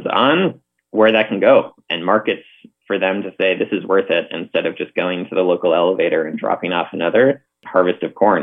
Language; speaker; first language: English; native; English